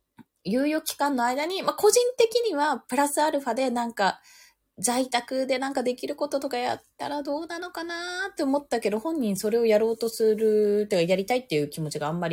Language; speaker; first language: Japanese; native; Japanese